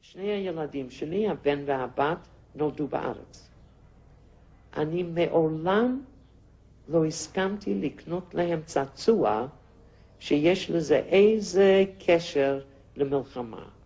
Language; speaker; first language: Hebrew; non-native, fluent; Yiddish